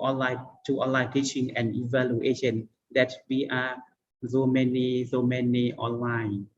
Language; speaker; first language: English; non-native, learner; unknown